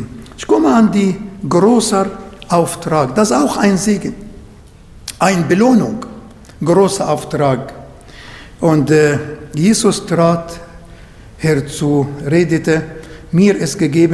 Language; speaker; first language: German; non-native, fluent; Arabic